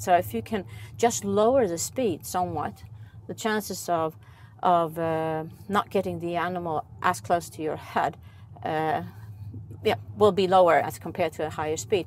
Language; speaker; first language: English; non-native, fluent; Swedish